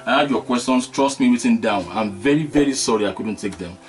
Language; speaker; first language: English; non-native, local second language; Yoruba